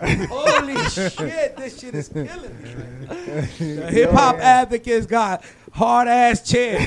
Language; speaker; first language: English; native; English